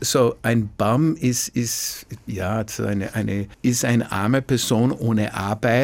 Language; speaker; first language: German; non-native, fluent; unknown